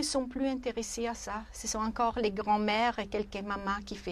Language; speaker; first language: French; non-native, fluent; Italian